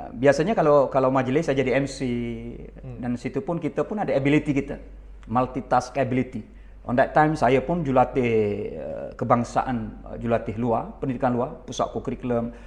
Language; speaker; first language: Malay; native; Malay